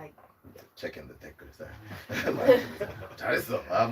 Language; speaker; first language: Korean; non-native, learner; English